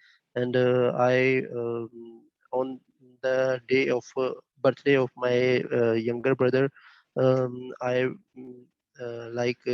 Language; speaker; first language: English; non-native, learner; Bangla